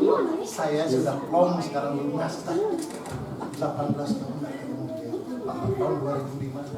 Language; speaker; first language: Indonesian; non-native, learner; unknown